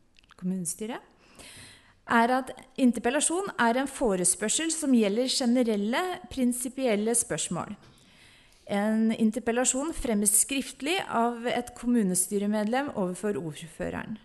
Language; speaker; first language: Norwegian; native; Norwegian